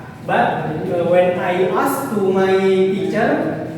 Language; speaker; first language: English; non-native, learner; Indonesian